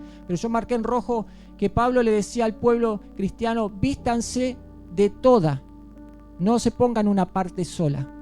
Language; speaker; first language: Spanish; native; Spanish